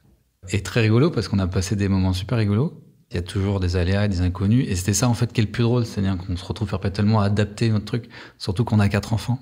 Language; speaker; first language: French; native; French